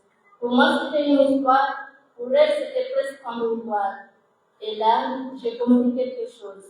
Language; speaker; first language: French; non-native, local second language; Comorian